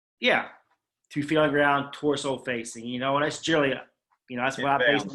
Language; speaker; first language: English; native; English